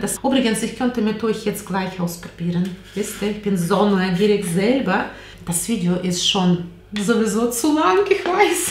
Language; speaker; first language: German; non-native, learner; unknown